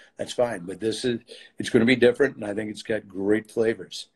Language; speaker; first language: English; native; English